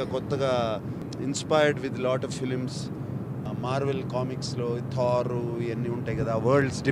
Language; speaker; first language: Telugu; native; Telugu